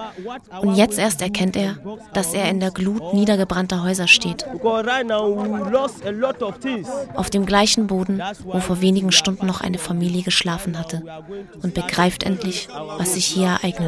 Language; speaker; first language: German; native; German